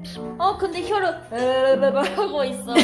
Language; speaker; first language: Korean; non-native, learner; Japanese